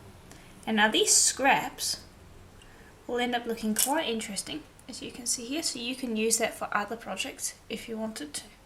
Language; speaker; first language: English; native; English